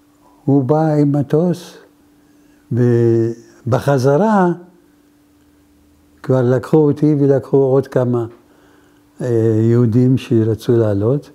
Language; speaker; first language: Hebrew; non-native, fluent; Arabic